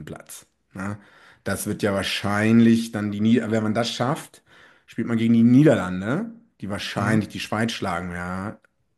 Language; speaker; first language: German; native; German